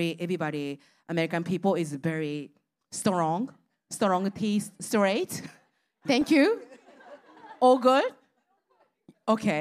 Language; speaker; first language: English; non-native, learner; Japanese